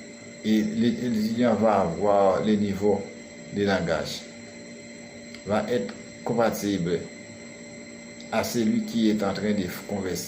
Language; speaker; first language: French; non-native, learner; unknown